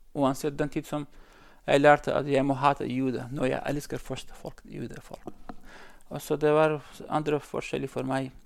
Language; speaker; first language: Norwegian; non-native, learner; Central Kurdish